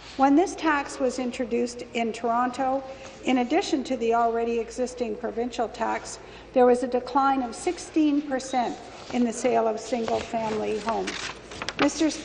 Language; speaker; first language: English; native; English